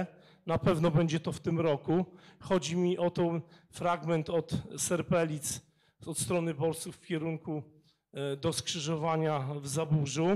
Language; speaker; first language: Polish; native; Polish